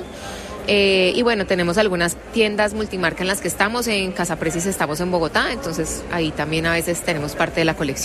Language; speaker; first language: Spanish; native; Spanish